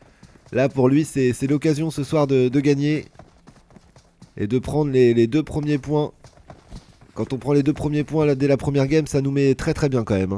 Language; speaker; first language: French; native; French